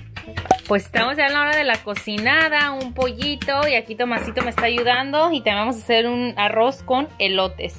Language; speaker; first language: Spanish; native; Spanish